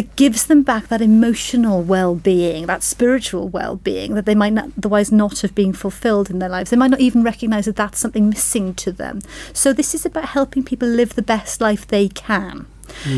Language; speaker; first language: English; native; English